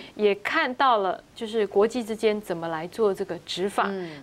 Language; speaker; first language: Chinese; native; Chinese